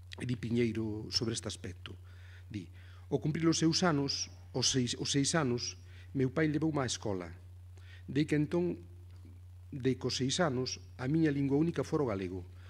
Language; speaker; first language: Galician; native; Galician